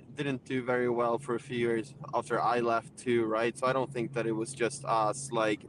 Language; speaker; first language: English; non-native, fluent; Swedish